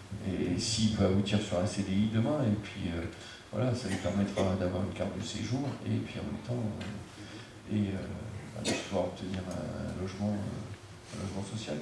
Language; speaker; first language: French; native; French